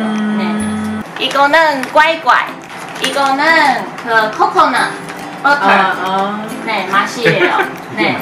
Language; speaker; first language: Korean; non-native, learner; Chinese